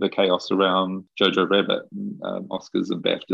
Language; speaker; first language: English; native; English